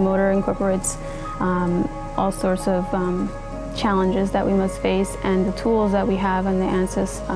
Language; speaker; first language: English; native; English